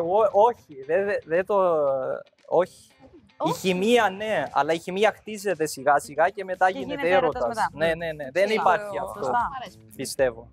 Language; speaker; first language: Greek; early bilingual, heritage; English